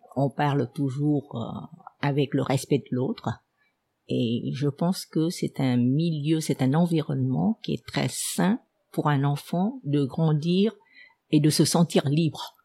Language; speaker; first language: French; non-native, fluent; Vietnamese